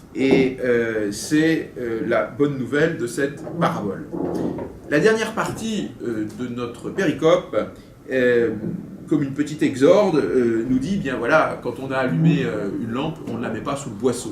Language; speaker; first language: French; native; French